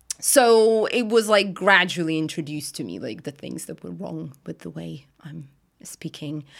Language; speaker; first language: English; non-native, fluent; Russian